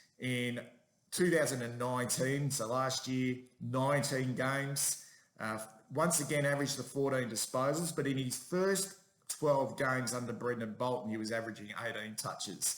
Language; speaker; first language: English; native; English